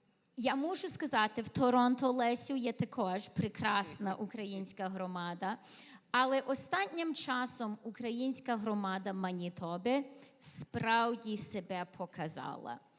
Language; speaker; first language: Ukrainian; early bilingual, heritage; Ukrainian